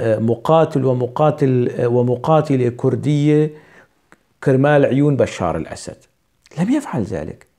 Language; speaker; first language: Arabic; non-native, local second language; Kurdish